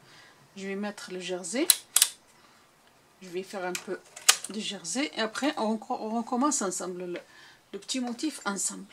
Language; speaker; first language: French; non-native, local second language; Arabic